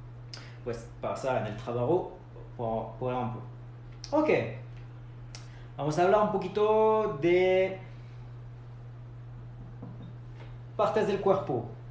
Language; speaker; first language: Spanish; non-native, fluent; French